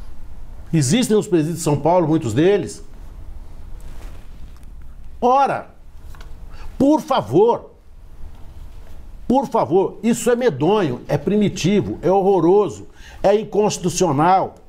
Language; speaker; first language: Portuguese; native; Portuguese